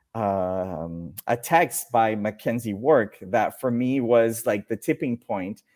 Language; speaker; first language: English; non-native, fluent; Spanish